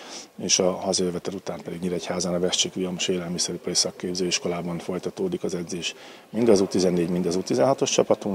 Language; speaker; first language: Hungarian; native; Hungarian